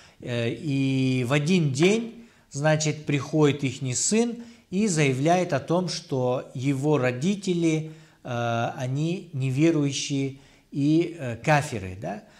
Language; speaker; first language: Russian; non-native, local second language; Kyrgyz